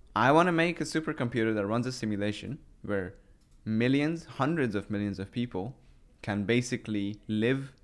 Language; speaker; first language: English; early bilingual, other home language; Persian